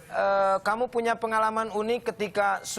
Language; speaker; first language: Indonesian; native; Indonesian